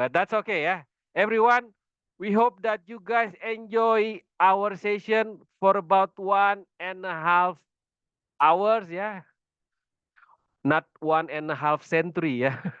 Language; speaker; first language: English; non-native, fluent; Indonesian